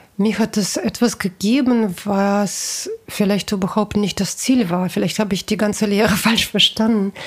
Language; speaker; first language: German; non-native, fluent; Russian